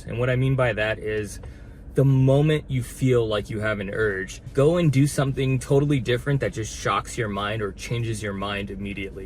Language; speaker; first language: English; native; English